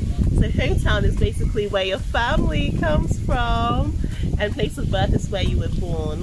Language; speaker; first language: English; non-native, local second language; Akan